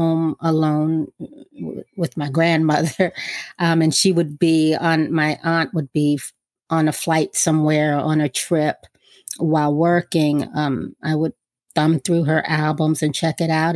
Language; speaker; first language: English; native; English